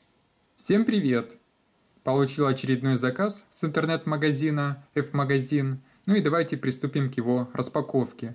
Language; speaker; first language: Russian; native; Russian